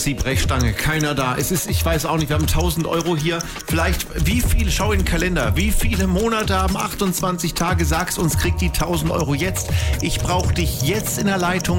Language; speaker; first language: German; native; German